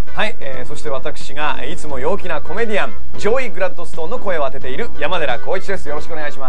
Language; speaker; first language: Japanese; native; Japanese